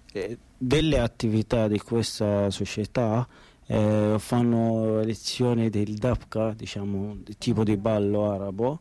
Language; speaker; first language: Italian; non-native, learner; Arabic